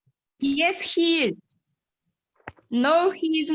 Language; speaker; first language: English; non-native, learner; Kyrgyz